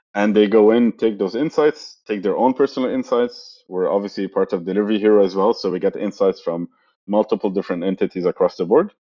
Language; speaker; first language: English; non-native, fluent; Arabic